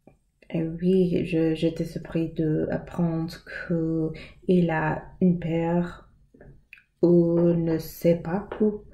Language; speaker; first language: French; non-native, learner; English